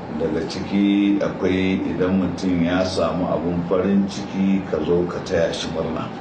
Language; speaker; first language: Hausa; native; Hausa